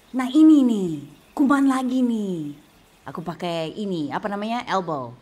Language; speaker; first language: Indonesian; non-native, fluent; English